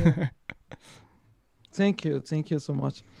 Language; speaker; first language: English; non-native, learner; Persian